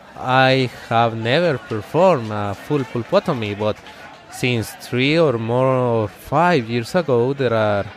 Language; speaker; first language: English; non-native, fluent; Spanish